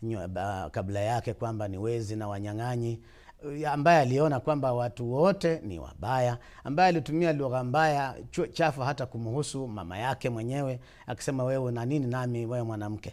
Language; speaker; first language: Swahili; native; Swahili